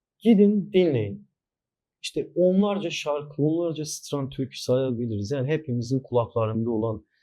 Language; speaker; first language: Turkish; non-native, local second language; Kurdish